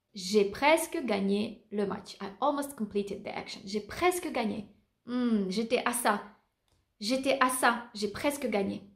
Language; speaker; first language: French; native; French